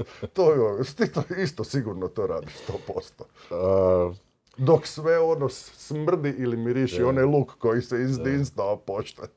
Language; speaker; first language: Serbian; native; Serbian